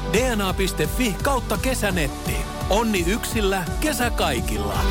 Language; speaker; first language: Finnish; native; Finnish